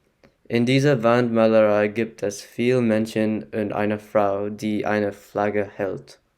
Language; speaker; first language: German; non-native, learner; English